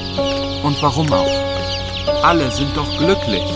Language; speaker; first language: German; native; German